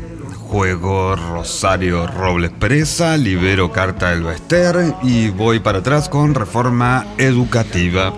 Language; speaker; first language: Spanish; native; Spanish